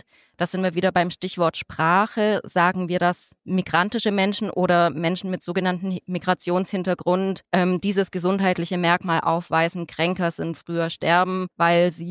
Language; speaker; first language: German; native; German